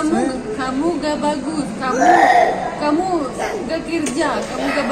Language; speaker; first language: Indonesian; non-native, learner; Russian